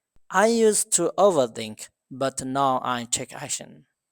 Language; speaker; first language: English; non-native, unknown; Burmese